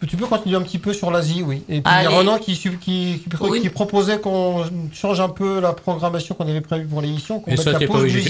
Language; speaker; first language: French; native; French